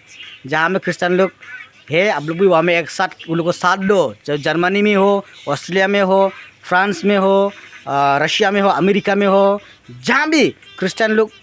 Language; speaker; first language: Hindi; non-native, local second language; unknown